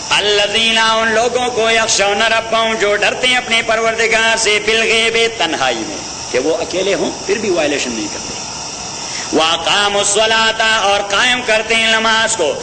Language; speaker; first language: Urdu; non-native, local second language; Pashto